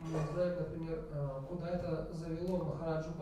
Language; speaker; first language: Russian; native; Russian